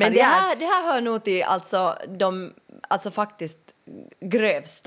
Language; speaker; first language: Swedish; native; Swedish